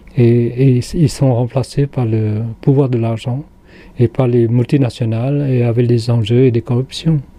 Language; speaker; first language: French; non-native, fluent; Khmer